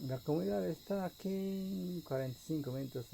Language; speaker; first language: Spanish; non-native, local second language; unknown